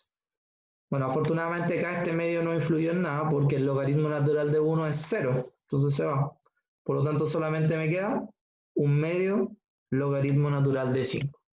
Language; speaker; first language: Spanish; native; Spanish